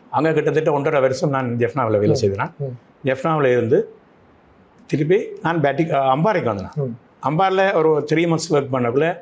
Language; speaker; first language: Tamil; native; Tamil